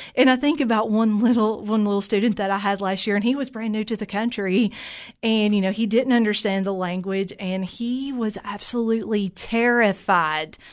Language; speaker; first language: English; native; English